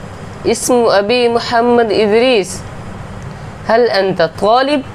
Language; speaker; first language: Arabic; non-native, learner; Urdu